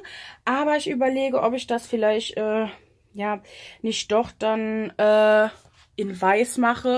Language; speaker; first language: German; native; German